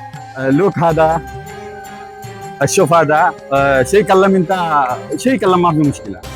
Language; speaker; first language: Arabic; non-native, learner; Bangla